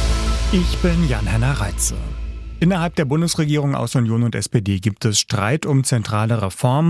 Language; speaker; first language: German; native; German